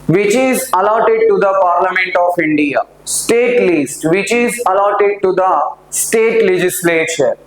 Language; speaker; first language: English; non-native, local second language; Telugu